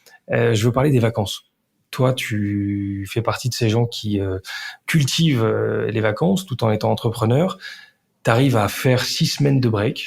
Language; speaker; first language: French; native; French